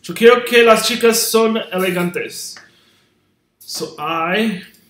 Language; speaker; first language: Spanish; non-native, learner; English